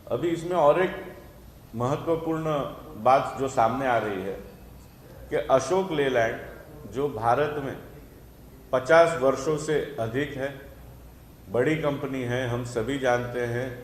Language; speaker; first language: Hindi; non-native, local second language; Marathi